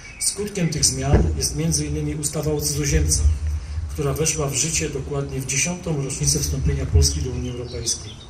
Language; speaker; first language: Polish; native; Polish